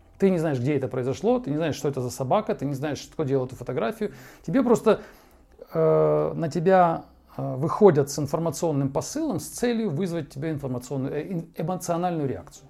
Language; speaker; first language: Russian; native; Russian